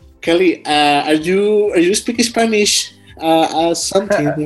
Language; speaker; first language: English; non-native, learner; Spanish